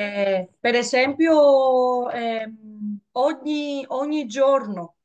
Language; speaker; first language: Italian; non-native, learner; Greek